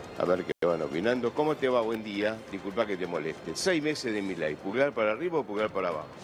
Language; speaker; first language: Spanish; native; Spanish